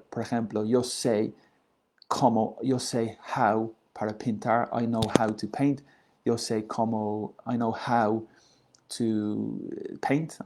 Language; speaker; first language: Spanish; non-native, learner; English